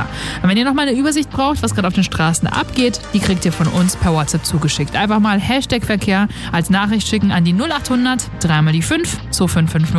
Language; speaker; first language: German; native; German